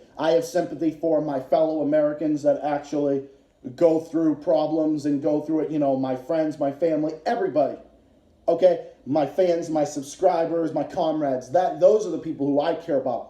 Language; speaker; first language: English; native; English